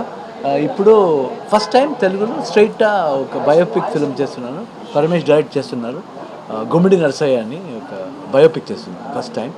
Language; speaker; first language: Telugu; non-native, learner; Kannada